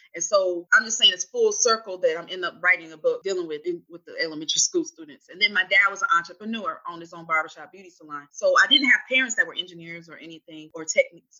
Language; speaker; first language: English; native; English